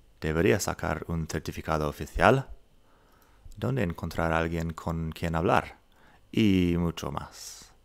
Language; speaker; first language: Spanish; non-native, fluent; English